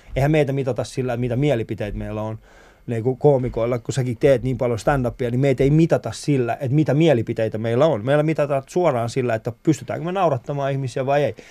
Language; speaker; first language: Finnish; early bilingual, other home language; Persian